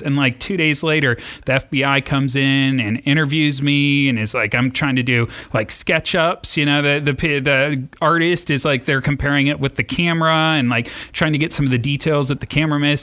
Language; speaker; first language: English; native; English